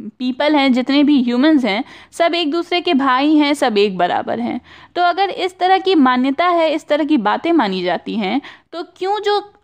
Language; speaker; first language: Hindi; native; Hindi